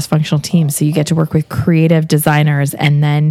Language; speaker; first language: English; native; English